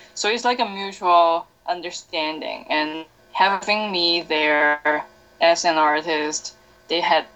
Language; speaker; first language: English; non-native, local second language; Cantonese